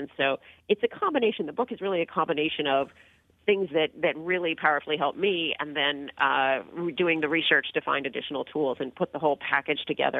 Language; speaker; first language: English; native; English